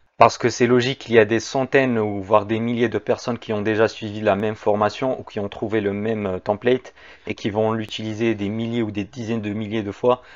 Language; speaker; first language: French; native; French